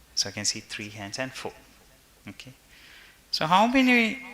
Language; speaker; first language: English; non-native, local second language; Sinhala